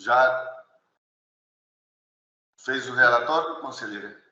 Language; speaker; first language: Portuguese; native; Portuguese